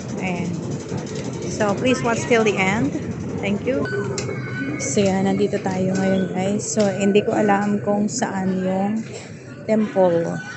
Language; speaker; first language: Filipino; non-native, local second language; Iloko